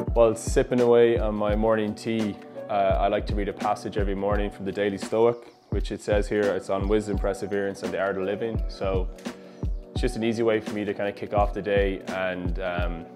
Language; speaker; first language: English; native; English